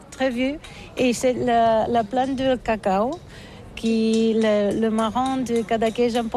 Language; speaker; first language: French; non-native, learner; Catalan